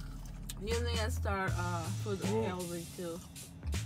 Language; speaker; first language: English; non-native, learner; Spanish